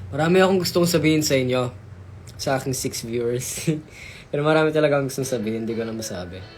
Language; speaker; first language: Filipino; native; Filipino